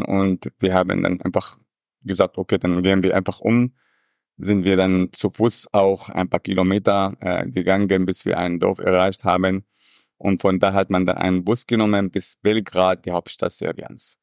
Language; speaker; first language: German; non-native, fluent; Arabic